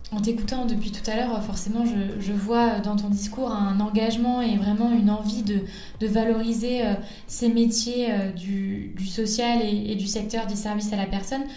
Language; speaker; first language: French; native; French